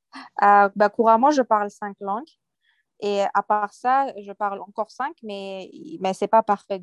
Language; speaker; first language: French; non-native, fluent; Uyghur